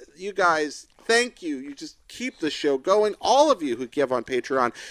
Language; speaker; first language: English; native; English